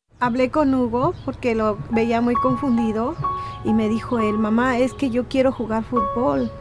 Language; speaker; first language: Spanish; native; Spanish